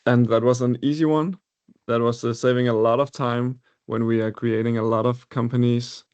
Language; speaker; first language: English; non-native, fluent; Danish